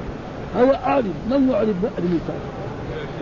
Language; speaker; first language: Arabic; native; Arabic